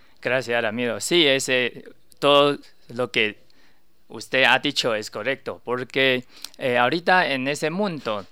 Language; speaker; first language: Spanish; non-native, learner; Chinese